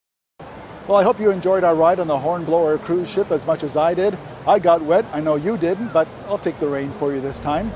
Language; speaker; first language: English; native; English